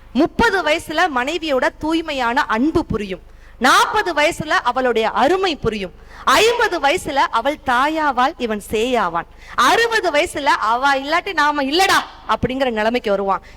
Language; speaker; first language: Tamil; native; Tamil